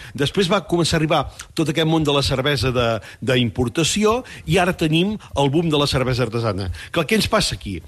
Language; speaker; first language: Catalan; native; Catalan